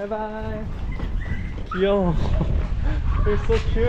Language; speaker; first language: English; non-native, learner; Korean